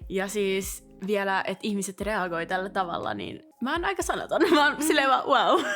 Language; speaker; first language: Finnish; non-native, local second language; Swedish